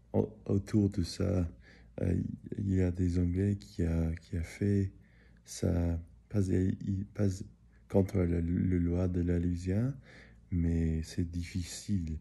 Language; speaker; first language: French; early bilingual, heritage; English